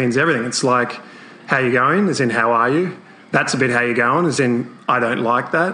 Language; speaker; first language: English; native; English